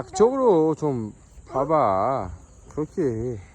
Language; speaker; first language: Korean; non-native, learner; Uzbek